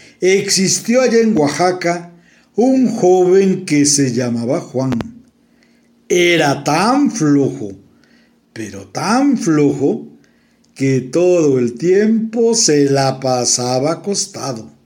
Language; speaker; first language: Spanish; native; Spanish